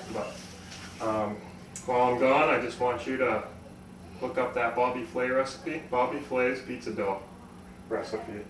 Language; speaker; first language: English; native; English